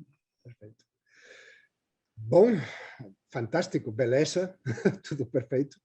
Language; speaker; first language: Portuguese; non-native, fluent; Spanish